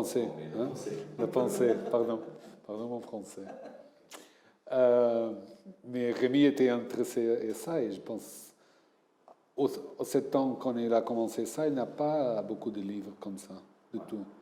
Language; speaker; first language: French; non-native, fluent; Portuguese